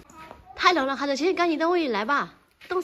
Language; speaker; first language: Chinese; non-native, fluent; Lao